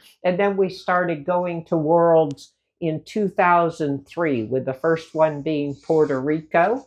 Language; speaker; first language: English; native; English